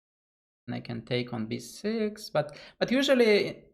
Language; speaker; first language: English; non-native, fluent; Russian